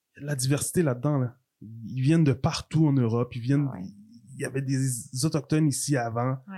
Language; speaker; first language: French; native; French